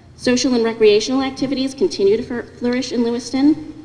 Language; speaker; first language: English; native; English